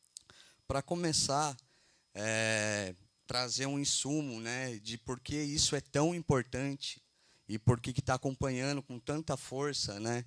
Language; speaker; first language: Portuguese; native; Portuguese